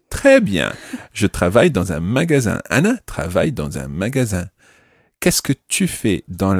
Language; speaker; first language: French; non-native, fluent; English